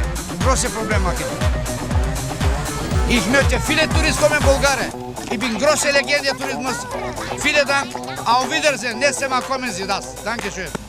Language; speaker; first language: German; non-native, learner; Bulgarian